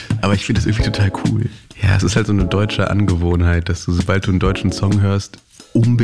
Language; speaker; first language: German; native; German